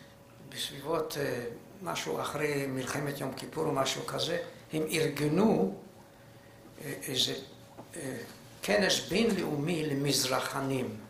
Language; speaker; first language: Hebrew; non-native, fluent; Hungarian